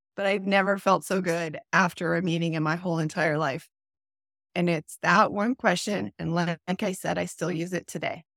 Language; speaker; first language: English; native; English